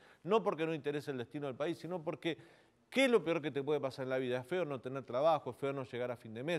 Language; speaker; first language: Spanish; native; Spanish